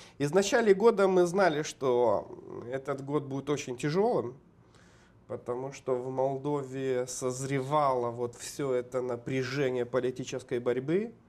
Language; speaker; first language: Russian; non-native, local second language; Romanian